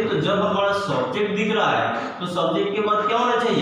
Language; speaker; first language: Hindi; native; Hindi